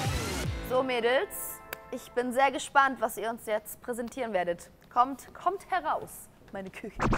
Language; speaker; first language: German; native; German